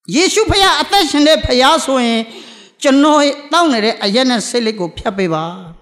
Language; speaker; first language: Burmese; native; Burmese